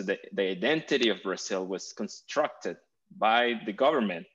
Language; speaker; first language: English; non-native, fluent; Spanish